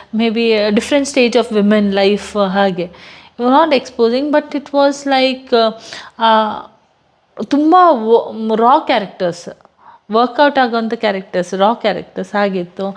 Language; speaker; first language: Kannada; non-native, local second language; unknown